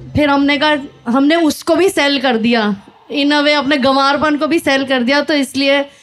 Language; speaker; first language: Hindi; native; Hindi